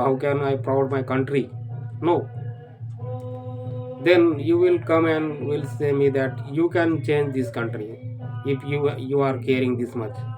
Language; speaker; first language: English; non-native, learner; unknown